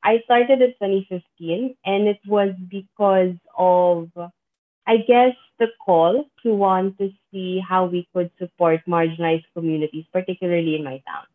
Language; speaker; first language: English; non-native, local second language; Filipino